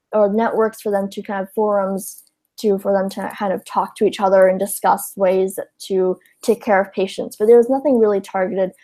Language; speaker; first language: English; early bilingual, other home language; Cantonese